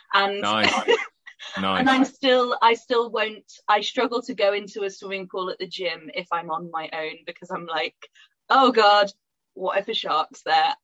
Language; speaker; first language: English; native; English